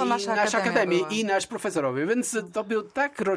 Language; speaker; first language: Polish; non-native, learner; Portuguese